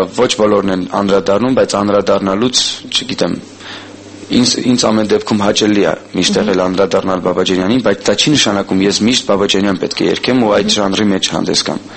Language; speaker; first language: Armenian; early bilingual, heritage; Armenian